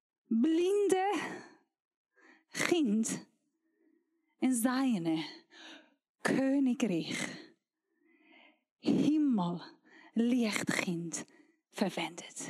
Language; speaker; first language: German; non-native, learner; Persian